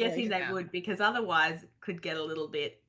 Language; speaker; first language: English; native; English